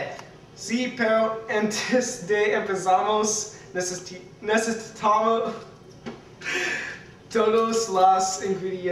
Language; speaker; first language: Spanish; non-native, learner; English